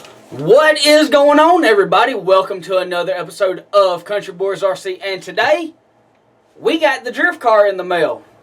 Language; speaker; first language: English; native; English